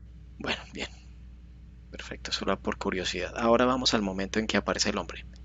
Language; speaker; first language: Spanish; native; Spanish